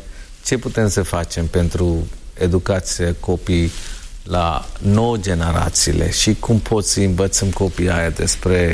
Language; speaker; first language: Romanian; non-native, learner; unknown